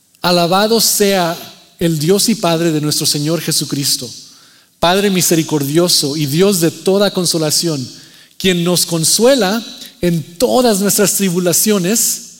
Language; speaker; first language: Spanish; early bilingual, heritage; Spanish